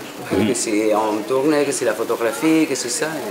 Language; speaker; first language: French; non-native, fluent; Spanish